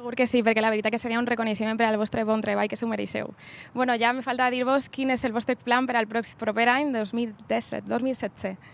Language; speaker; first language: Catalan; native; Catalan